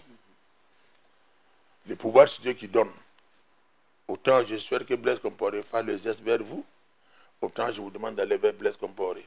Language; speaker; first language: French; non-native, local second language; Mossi